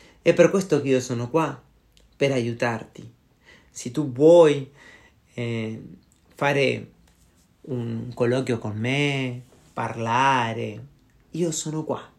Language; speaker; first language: Italian; non-native, learner; Spanish